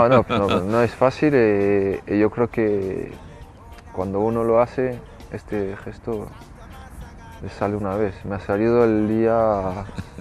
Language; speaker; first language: Spanish; non-native, fluent; French